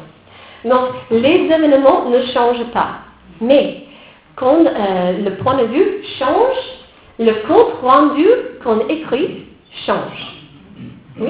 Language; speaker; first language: French; non-native, fluent; English